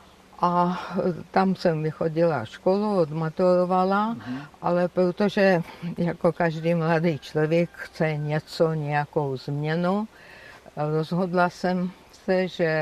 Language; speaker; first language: Czech; non-native, fluent; Georgian